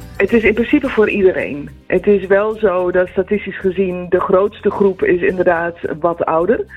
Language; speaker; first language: Dutch; native; Dutch